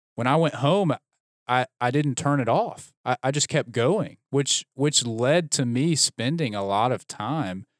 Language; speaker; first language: English; native; English